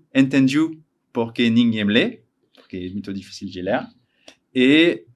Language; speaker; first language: Portuguese; non-native, learner; French